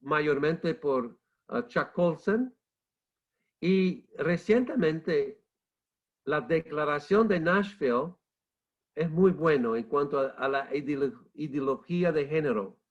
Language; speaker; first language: Spanish; non-native, fluent; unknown